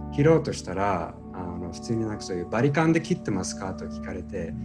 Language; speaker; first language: Japanese; non-native, fluent; English